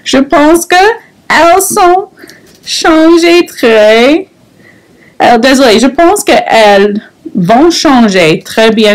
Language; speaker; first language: French; non-native, fluent; English